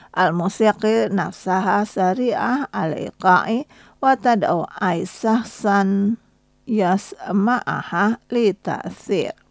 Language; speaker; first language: Arabic; non-native, fluent; Indonesian